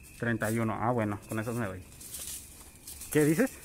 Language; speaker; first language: Spanish; native; Spanish